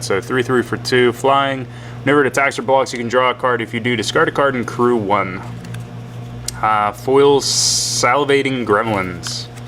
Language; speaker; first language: English; native; English